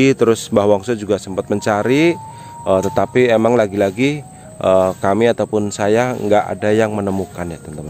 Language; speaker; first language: Indonesian; native; Indonesian